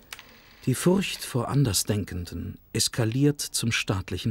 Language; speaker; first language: German; native; German